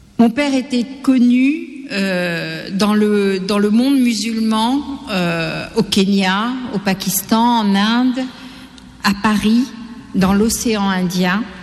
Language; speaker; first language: French; non-native, local second language; Gujarati